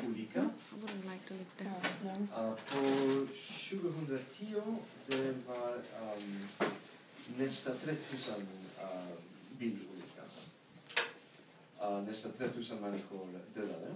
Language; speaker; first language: Swedish; non-native, learner; English